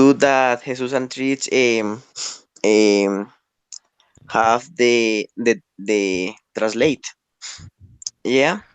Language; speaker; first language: English; non-native, learner; Spanish